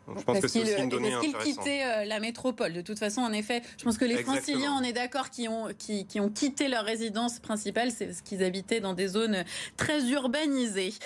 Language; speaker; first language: French; native; French